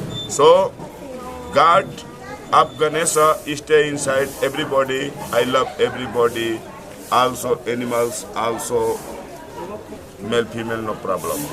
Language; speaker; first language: English; non-native, learner; Hindi